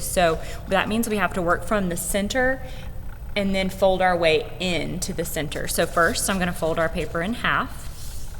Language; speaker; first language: English; native; English